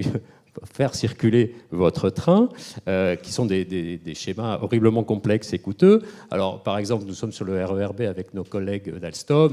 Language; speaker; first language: French; native; French